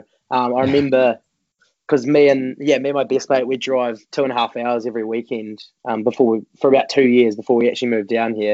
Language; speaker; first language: English; native; English